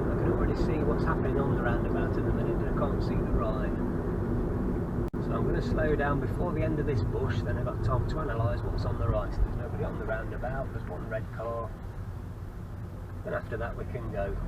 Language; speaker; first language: English; native; English